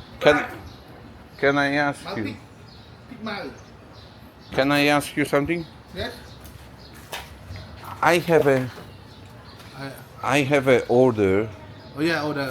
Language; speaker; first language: English; non-native, learner; Polish